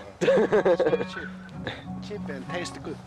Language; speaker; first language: English; non-native, learner; Korean